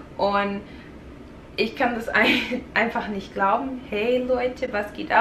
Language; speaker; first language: German; non-native, fluent; English